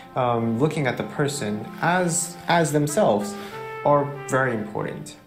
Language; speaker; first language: English; early bilingual, other home language; Japanese